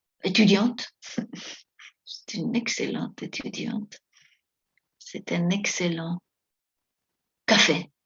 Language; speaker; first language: French; non-native, fluent; Spanish